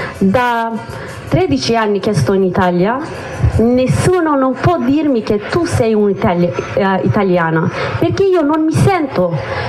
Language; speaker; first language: Italian; non-native, learner; Kurdish